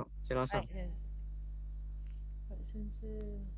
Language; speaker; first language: Japanese; non-native, learner; Indonesian